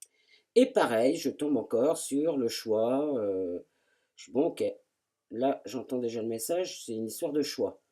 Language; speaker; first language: French; native; French